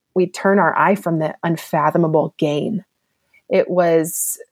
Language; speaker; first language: English; native; English